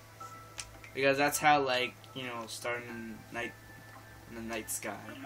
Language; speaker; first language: English; native; English